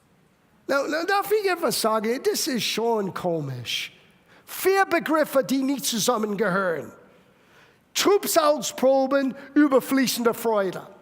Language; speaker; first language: German; non-native, fluent; English